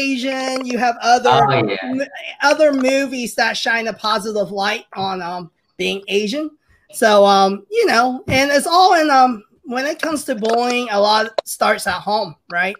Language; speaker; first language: English; early bilingual, other home language; Cantonese